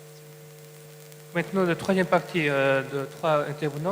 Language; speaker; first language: French; non-native, fluent; Korean